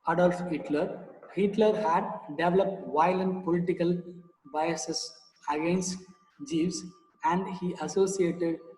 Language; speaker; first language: English; non-native, local second language; Tamil